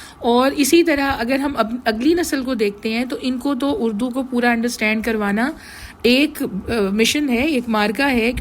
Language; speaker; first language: Urdu; native; Urdu